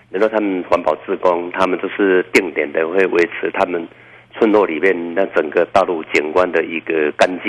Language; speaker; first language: Chinese; native; Chinese